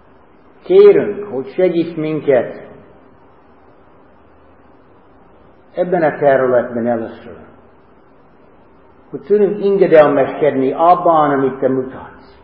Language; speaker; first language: Hungarian; non-native, learner; English